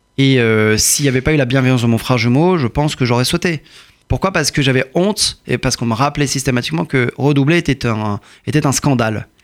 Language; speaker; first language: French; early bilingual, other home language; Persian